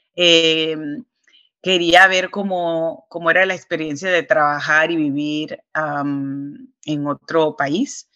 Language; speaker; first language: Spanish; early bilingual, heritage; Spanish